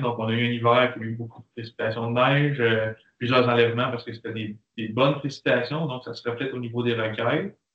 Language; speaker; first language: French; native; French